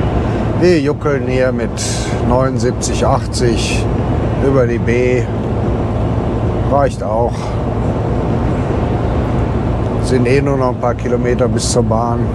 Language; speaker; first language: German; native; German